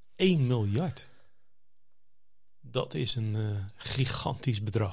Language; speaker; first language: Dutch; native; Dutch